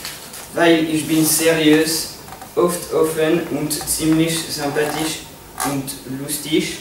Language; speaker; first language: German; non-native, learner; French